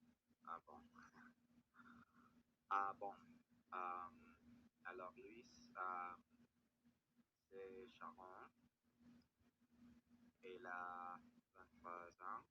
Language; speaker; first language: French; non-native, learner; Spanish